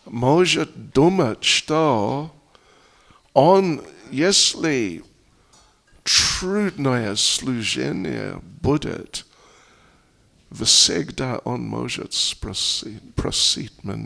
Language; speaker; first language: Russian; non-native, fluent; English